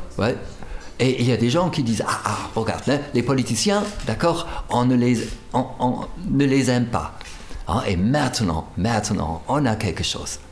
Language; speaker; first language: French; non-native, fluent; German